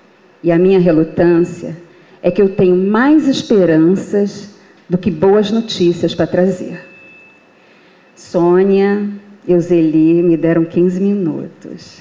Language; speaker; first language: Portuguese; native; Portuguese